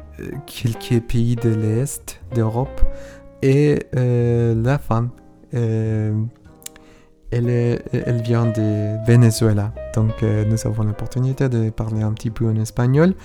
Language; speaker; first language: French; non-native, learner; Spanish